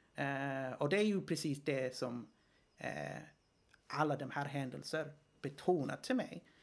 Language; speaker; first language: Swedish; non-native, fluent; Greek